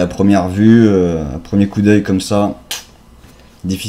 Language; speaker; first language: French; native; French